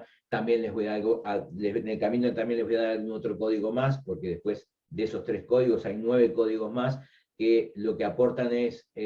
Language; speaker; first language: Spanish; native; Spanish